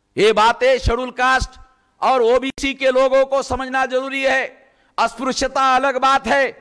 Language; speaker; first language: Hindi; non-native, local second language; Marathi